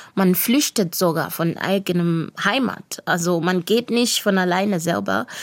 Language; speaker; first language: German; non-native, fluent; Shona